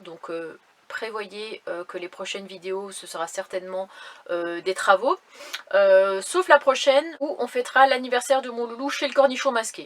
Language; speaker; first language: French; native; French